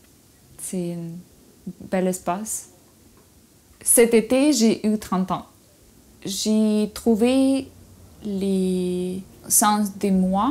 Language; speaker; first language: French; non-native, learner; Russian